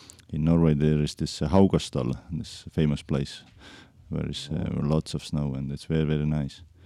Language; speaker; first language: English; non-native, fluent; Estonian